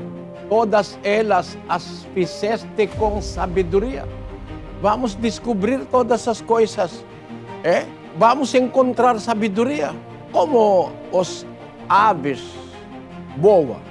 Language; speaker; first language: Portuguese; non-native, learner; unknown